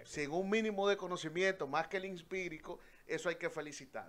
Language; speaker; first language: Spanish; native; Spanish